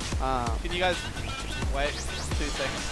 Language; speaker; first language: English; native; English